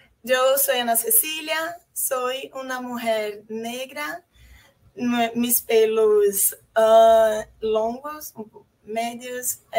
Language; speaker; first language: Spanish; non-native, fluent; Portuguese